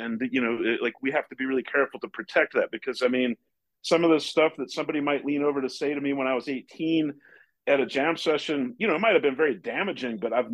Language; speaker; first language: English; native; English